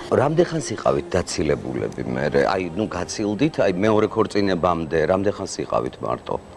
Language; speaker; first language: Georgian; native; Georgian